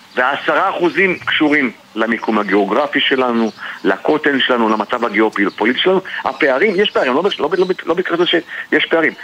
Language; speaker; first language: Hebrew; native; Hebrew